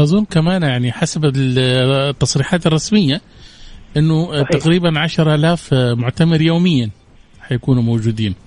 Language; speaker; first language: Arabic; native; Arabic